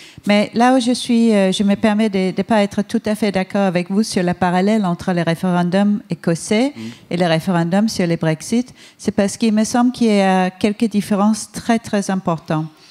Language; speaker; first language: French; non-native, fluent; Danish